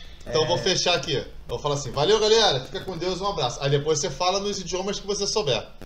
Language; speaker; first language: Portuguese; native; Portuguese